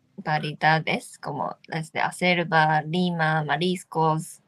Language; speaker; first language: Spanish; non-native, learner; Japanese